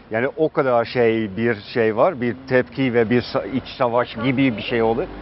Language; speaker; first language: Turkish; non-native, fluent; Dutch